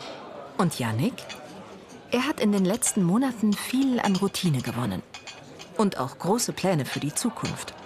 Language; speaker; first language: German; native; German